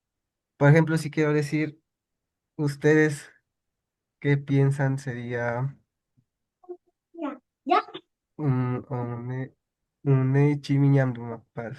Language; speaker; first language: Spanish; non-native, local second language; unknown